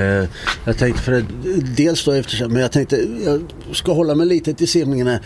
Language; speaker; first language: Swedish; native; Swedish